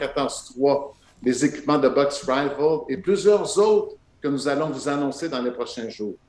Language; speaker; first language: French; native; French